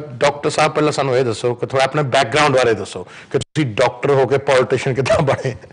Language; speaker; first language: Punjabi; early bilingual, heritage; Punjabi